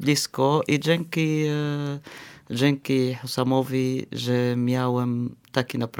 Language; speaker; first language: Polish; non-native, fluent; Arabic